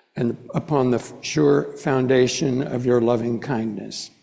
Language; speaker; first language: English; native; English